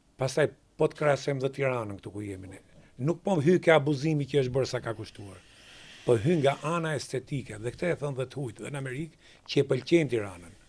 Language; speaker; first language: Albanian; native; Albanian